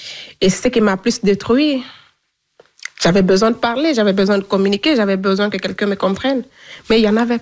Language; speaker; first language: French; non-native, local second language; Fula